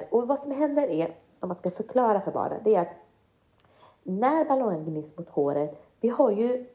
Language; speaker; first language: Swedish; early bilingual, other home language; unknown